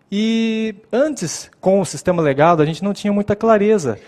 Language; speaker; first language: Portuguese; native; Portuguese